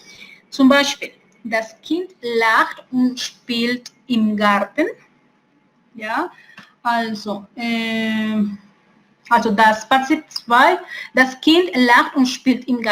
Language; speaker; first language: German; non-native, fluent; Spanish